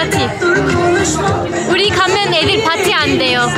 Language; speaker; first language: Korean; non-native, fluent; Turkish